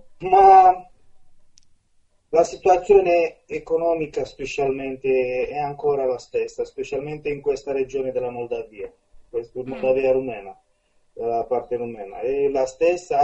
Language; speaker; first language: Italian; non-native, fluent; Romanian